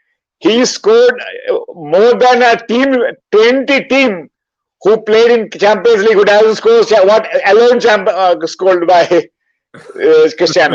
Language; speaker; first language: English; non-native, local second language; Bangla